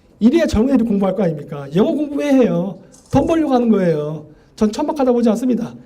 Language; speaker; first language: Korean; native; Korean